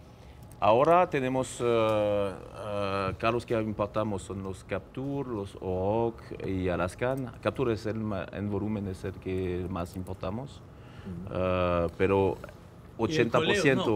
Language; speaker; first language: Spanish; non-native, fluent; French